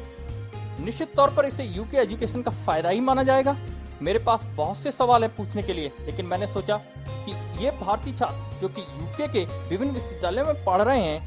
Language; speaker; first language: Hindi; native; Hindi